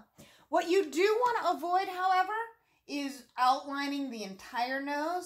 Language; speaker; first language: English; native; English